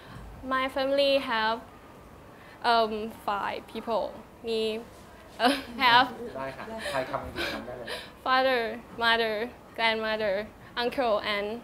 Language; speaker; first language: English; non-native, learner; Thai